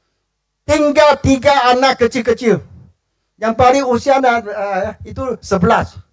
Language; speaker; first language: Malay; non-native, local second language; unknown